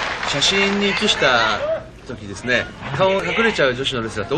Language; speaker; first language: Japanese; native; Japanese